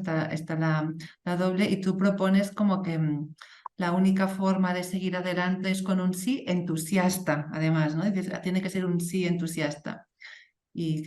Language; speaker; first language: Spanish; non-native, local second language; Catalan